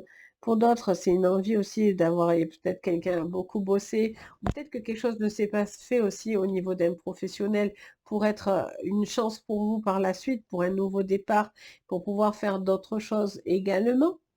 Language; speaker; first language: French; native; French